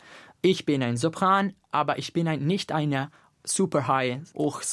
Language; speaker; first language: German; non-native, fluent; Italian